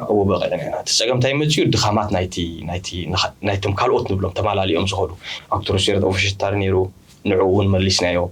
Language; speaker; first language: Tigrinya; early bilingual, heritage; Tigrinya